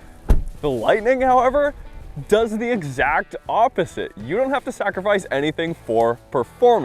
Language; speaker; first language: English; native; English